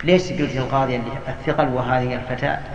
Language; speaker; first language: Arabic; native; Arabic